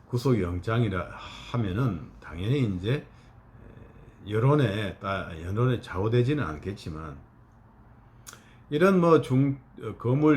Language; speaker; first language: Korean; native; Korean